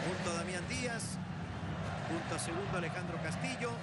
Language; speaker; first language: Spanish; native; Spanish